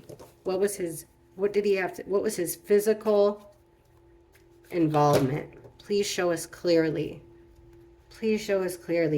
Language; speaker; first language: English; native; English